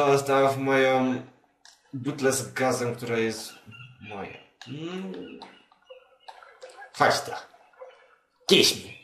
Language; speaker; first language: Polish; native; Polish